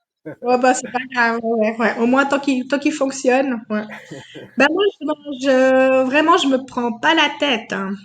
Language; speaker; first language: French; native; French